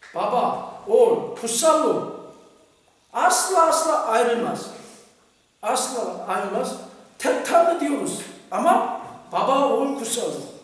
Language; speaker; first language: Turkish; non-native, fluent; Korean